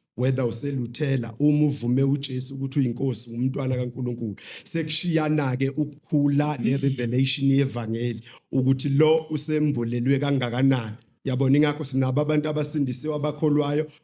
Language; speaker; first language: Zulu; native; Zulu